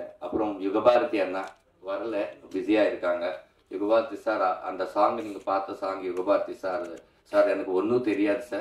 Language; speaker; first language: Tamil; non-native, learner; Telugu